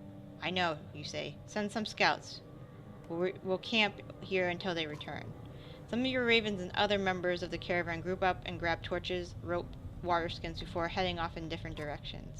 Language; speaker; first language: English; native; English